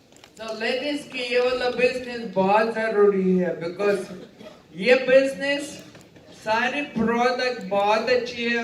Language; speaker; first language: Hindi; non-native, learner; Ukrainian